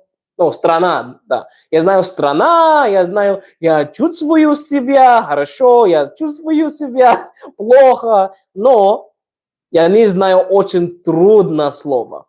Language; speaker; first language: Russian; non-native, learner; English